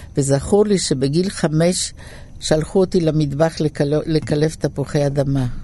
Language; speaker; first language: Hebrew; early bilingual, other home language; Polish